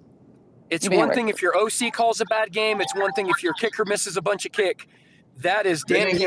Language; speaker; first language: English; native; English